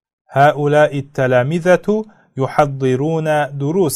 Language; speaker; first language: Arabic; non-native, fluent; Uzbek